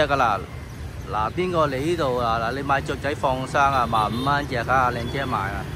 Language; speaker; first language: Chinese; early bilingual, heritage; Cantonese